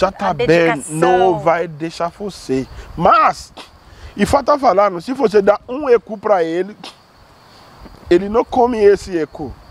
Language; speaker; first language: Portuguese; non-native, learner; Yoruba